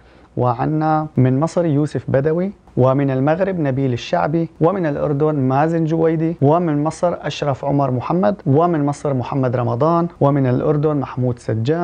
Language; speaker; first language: Arabic; early bilingual, heritage; Arabic